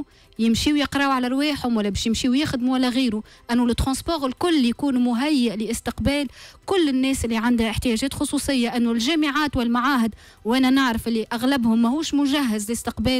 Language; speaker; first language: Arabic; native; Arabic